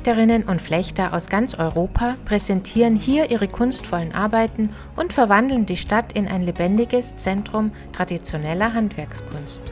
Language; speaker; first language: German; native; German